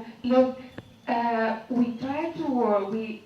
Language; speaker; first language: English; non-native, learner; Spanish